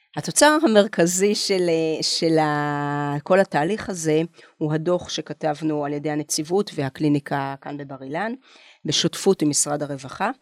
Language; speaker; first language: Hebrew; native; Hebrew